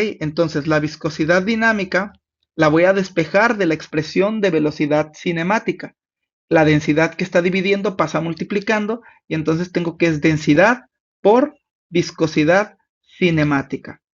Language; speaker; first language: Spanish; native; Spanish